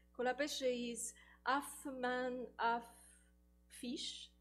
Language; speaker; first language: English; non-native, fluent; Italian